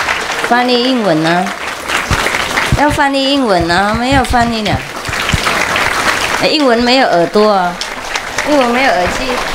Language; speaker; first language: Chinese; non-native, fluent; Vietnamese